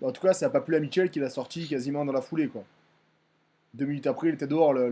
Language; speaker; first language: French; native; French